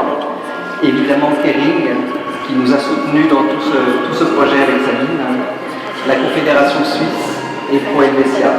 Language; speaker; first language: French; native; French